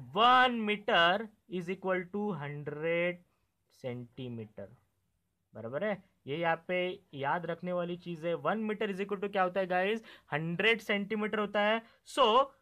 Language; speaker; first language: Hindi; non-native, local second language; Marathi